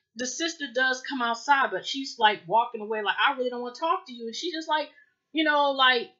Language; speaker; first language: English; native; English